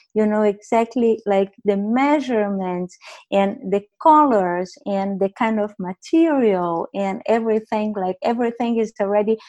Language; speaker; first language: English; non-native, fluent; Portuguese